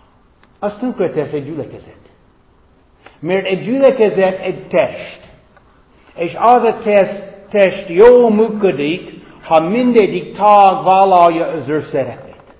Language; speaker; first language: Hungarian; non-native, fluent; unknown